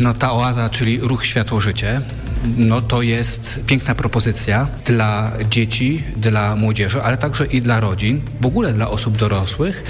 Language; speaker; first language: Polish; native; Polish